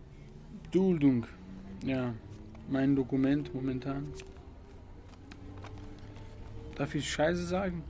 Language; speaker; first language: German; non-native, fluent; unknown